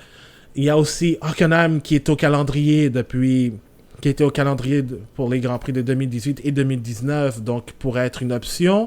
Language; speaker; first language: French; native; French